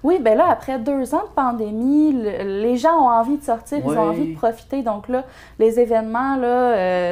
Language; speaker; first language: French; native; French